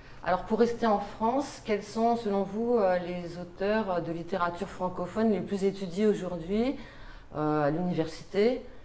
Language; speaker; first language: French; native; French